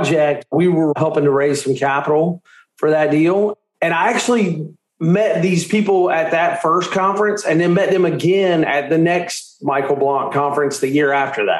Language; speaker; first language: English; native; English